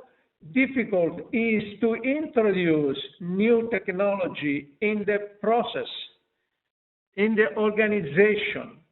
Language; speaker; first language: English; non-native, fluent; Italian